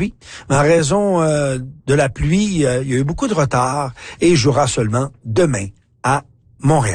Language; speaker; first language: French; native; French